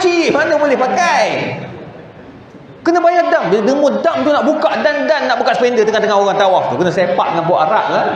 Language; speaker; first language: Malay; native; Malay